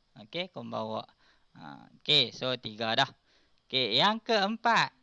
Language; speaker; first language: Malay; native; Malay